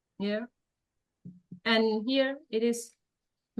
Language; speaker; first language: English; non-native, learner; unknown